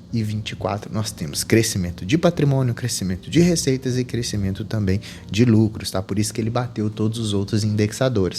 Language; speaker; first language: Portuguese; native; Portuguese